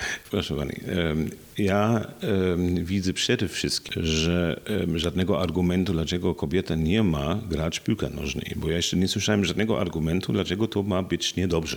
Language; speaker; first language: Polish; non-native, fluent; German